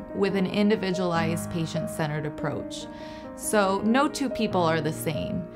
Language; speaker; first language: English; native; English